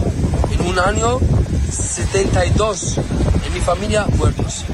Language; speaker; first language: Spanish; non-native, learner; Arabic